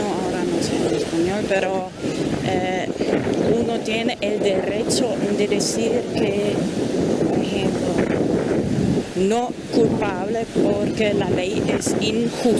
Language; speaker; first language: Spanish; non-native, fluent; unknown